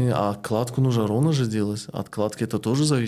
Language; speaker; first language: Russian; non-native, local second language; Tajik